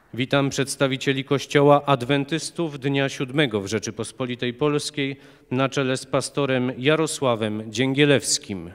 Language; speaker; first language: Polish; native; Polish